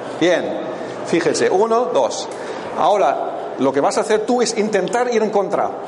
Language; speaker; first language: Spanish; non-native, fluent; German